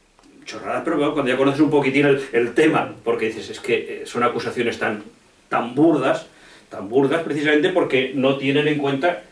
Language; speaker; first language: Spanish; native; Spanish